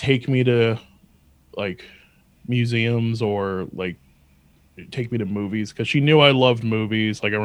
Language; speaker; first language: English; native; English